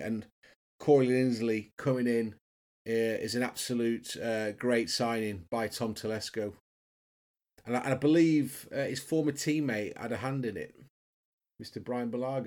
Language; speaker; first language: English; native; English